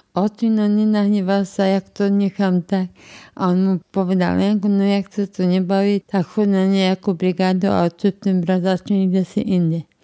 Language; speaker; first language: Slovak; native; Slovak